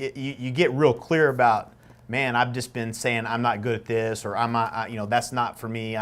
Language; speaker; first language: English; native; English